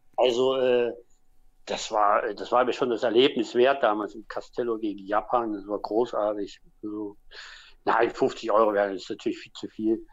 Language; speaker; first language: German; native; German